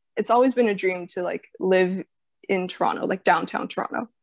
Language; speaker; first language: English; early bilingual, other home language; Chinese